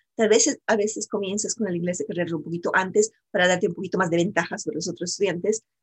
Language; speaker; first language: Spanish; native; Spanish